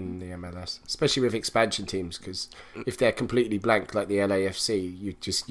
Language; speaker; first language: English; native; English